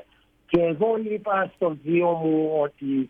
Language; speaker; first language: Greek; early bilingual, heritage; Greek